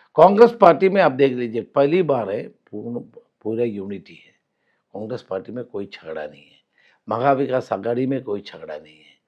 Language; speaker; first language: Hindi; non-native, local second language; Malayalam